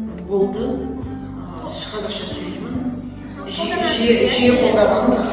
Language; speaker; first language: Kazakh; non-native, local second language; Russian